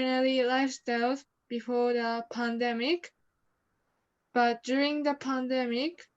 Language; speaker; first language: English; non-native, learner; Japanese